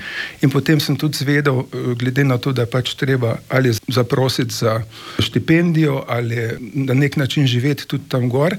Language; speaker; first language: Slovenian; native; Slovenian